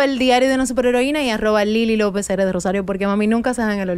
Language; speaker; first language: Spanish; native; Spanish